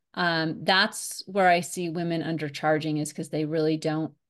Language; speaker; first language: English; native; English